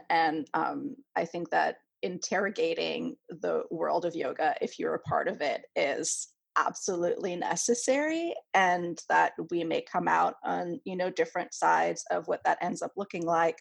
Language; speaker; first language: English; non-native, fluent; French